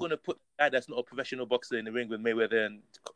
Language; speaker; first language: English; native; English